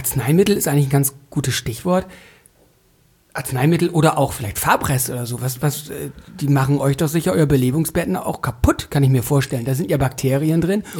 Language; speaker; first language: German; native; German